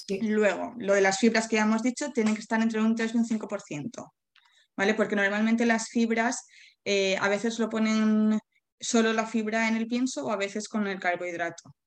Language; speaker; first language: Spanish; native; Spanish